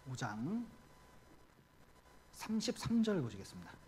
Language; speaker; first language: Korean; native; Korean